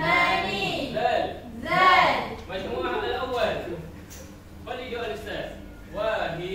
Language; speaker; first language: Arabic; non-native, learner; Malay